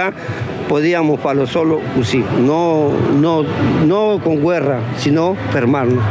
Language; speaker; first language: Italian; non-native, learner; Spanish